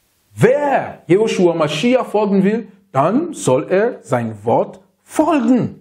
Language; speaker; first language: German; non-native, fluent; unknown